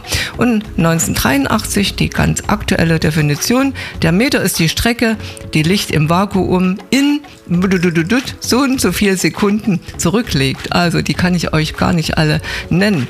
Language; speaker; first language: German; native; German